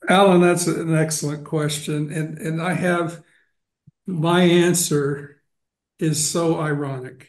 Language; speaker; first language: English; native; English